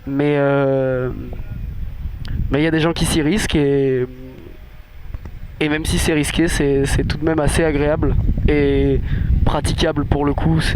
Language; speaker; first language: French; native; French